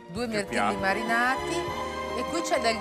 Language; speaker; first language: Italian; native; Italian